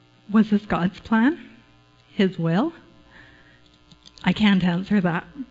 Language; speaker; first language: English; native; English